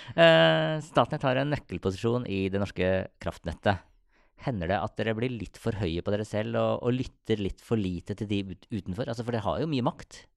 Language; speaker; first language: Norwegian; native; Norwegian